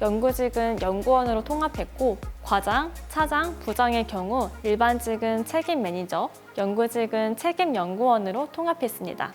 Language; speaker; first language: Korean; native; Korean